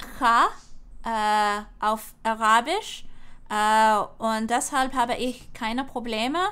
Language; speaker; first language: German; non-native, learner; English